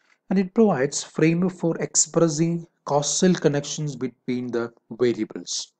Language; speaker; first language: English; non-native, local second language; Malayalam